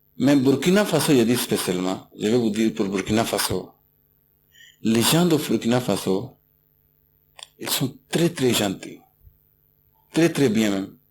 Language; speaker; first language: French; non-native, learner; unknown